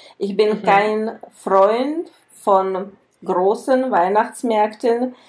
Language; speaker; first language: German; non-native, fluent; Czech